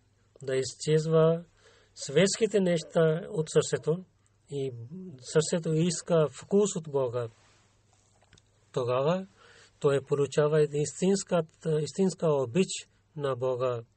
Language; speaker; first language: Bulgarian; non-native, learner; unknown